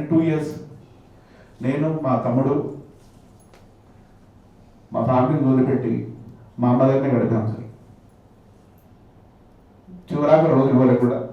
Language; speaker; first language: Telugu; native; Telugu